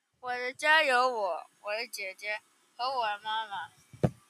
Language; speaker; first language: Chinese; non-native, learner; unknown